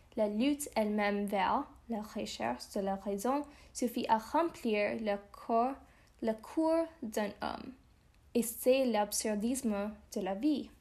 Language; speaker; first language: French; non-native, learner; English